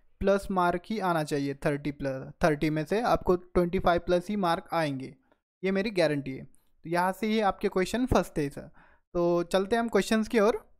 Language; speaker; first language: Hindi; non-native, local second language; Marathi